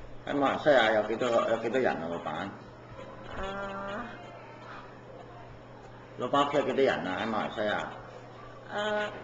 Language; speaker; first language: Cantonese; native; Cantonese